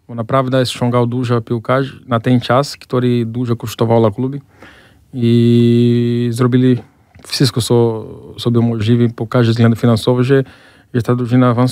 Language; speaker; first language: Polish; non-native, fluent; Portuguese